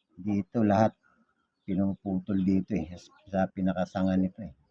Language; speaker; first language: Filipino; non-native, local second language; Bikol